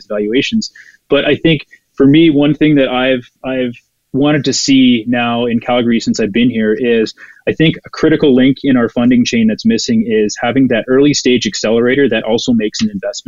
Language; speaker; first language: English; native; English